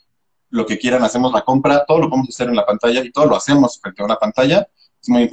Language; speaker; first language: Spanish; native; Spanish